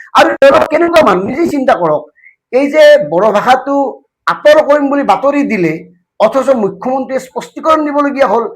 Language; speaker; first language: Assamese; native; Assamese